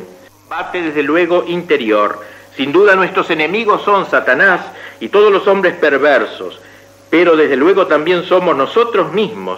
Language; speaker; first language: Spanish; native; Spanish